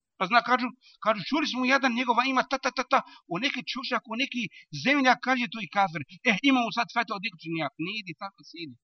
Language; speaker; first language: Bosnian; non-native, learner; Arabic